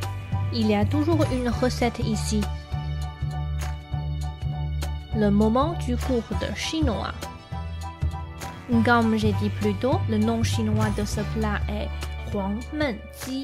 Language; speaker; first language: French; non-native, fluent; Chinese